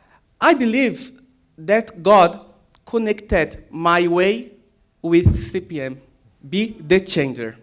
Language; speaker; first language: English; non-native, learner; Portuguese